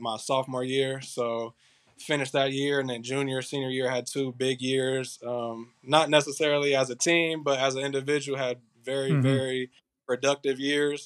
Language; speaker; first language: English; native; English